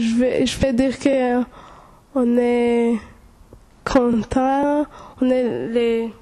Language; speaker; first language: French; non-native, local second language; Kinyarwanda